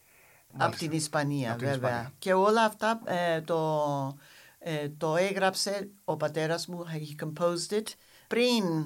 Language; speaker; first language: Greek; non-native, learner; English